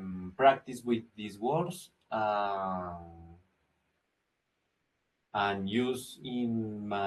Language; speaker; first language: English; non-native, learner; Spanish